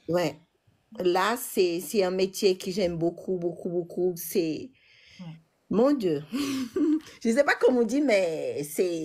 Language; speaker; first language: French; non-native, learner; Portuguese